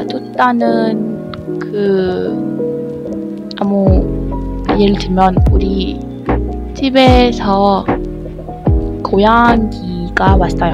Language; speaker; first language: Korean; non-native, learner; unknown